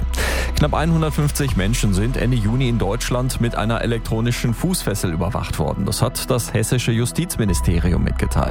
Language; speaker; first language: German; native; German